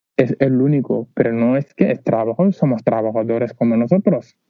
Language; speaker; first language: Spanish; non-native, learner; Wolof